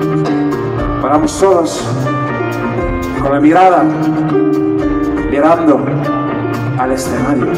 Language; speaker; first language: Spanish; non-native, fluent; French